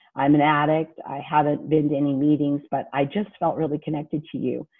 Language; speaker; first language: English; native; English